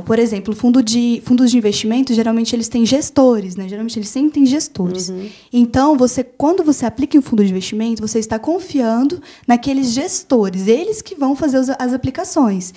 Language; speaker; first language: Portuguese; native; Portuguese